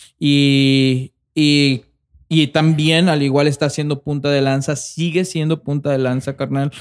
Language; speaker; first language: Spanish; native; Spanish